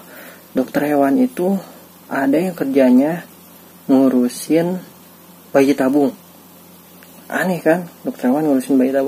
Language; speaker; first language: Indonesian; native; Indonesian